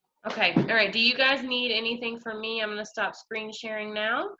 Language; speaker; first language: English; native; English